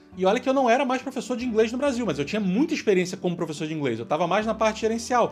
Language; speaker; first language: Portuguese; native; Portuguese